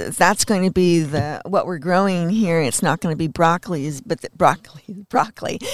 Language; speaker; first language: English; native; English